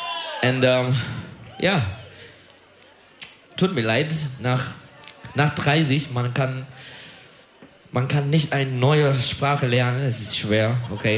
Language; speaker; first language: German; non-native, learner; Turkish